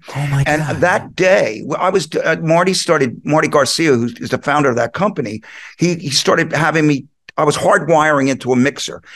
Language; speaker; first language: English; native; English